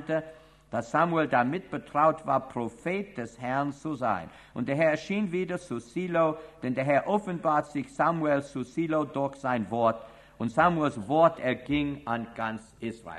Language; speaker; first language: German; non-native, fluent; English